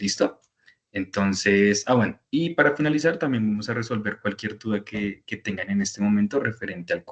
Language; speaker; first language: Spanish; native; Spanish